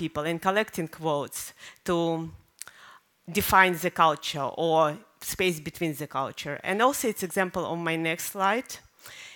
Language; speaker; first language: English; non-native, fluent; Russian